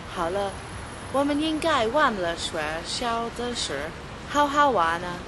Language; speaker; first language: Chinese; non-native, learner; English